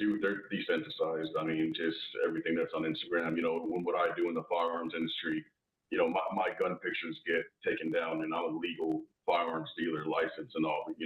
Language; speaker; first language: English; native; English